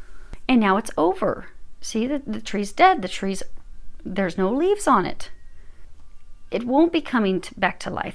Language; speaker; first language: English; native; English